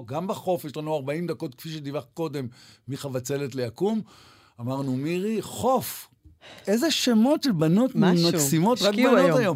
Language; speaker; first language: Hebrew; native; Hebrew